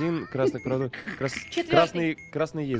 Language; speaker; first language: Russian; native; Russian